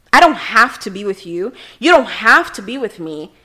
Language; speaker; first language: English; non-native, fluent; Portuguese